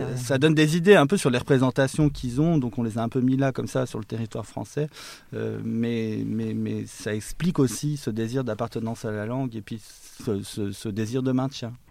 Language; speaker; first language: French; native; French